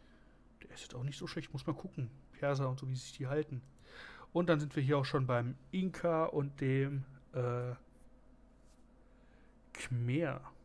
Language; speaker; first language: German; native; German